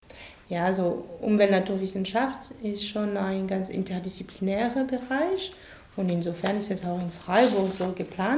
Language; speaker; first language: German; non-native, fluent; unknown